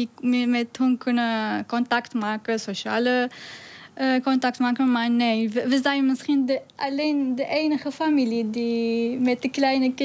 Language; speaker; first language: Dutch; non-native, learner; Arabic